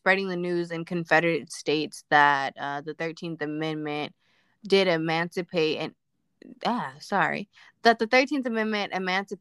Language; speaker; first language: English; native; English